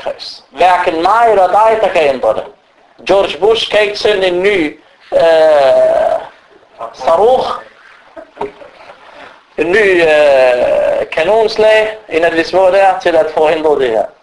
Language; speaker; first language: Danish; early bilingual, other home language; Arabic